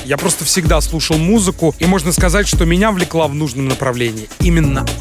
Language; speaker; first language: Russian; native; Russian